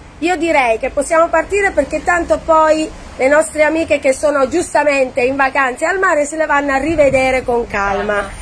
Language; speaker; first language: Italian; native; Italian